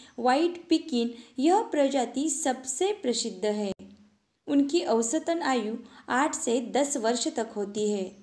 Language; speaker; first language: Hindi; non-native, local second language; Marathi